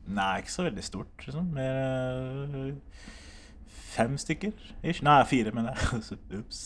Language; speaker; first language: Norwegian; early bilingual, other home language; Somali